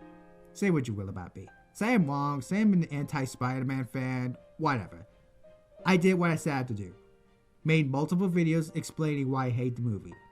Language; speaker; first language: English; native; English